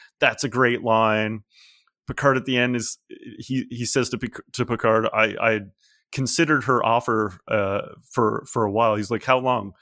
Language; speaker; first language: English; native; English